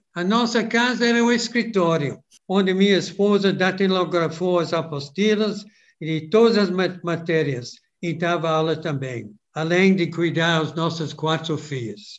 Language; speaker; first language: Portuguese; non-native, fluent; English